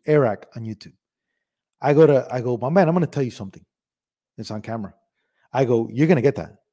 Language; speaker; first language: English; early bilingual, other home language; Spanish